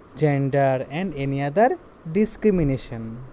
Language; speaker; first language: English; non-native, local second language; Bangla